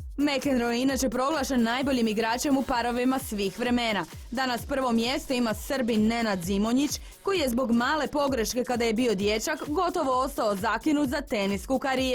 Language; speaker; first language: Croatian; native; Croatian